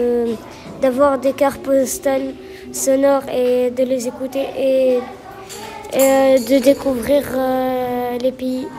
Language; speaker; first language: French; non-native, learner; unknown